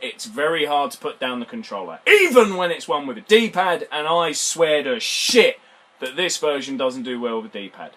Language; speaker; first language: English; native; English